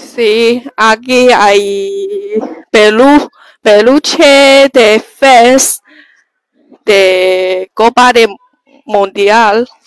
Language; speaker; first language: Spanish; non-native, learner; Chinese